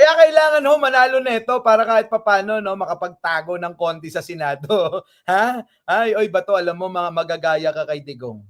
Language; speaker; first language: Filipino; non-native, local second language; Iloko